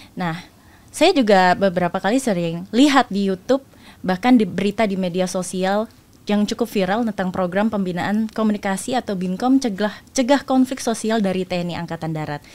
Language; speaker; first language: Indonesian; native; Indonesian